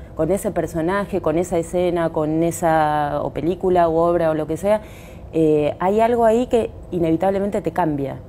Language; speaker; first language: Spanish; native; Spanish